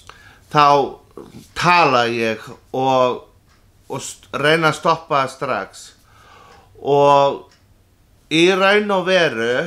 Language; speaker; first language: Icelandic; non-native, fluent; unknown